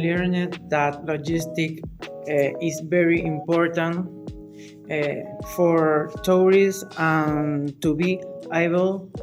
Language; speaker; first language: English; non-native, learner; Spanish